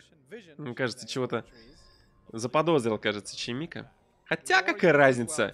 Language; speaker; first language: Russian; native; Russian